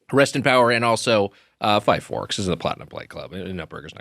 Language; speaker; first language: English; native; English